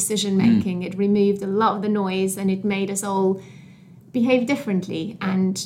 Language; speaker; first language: English; non-native, fluent; Albanian